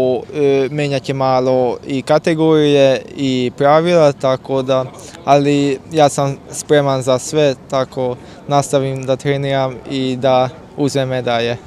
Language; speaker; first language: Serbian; non-native, local second language; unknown